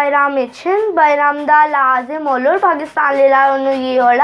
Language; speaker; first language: Turkish; non-native, learner; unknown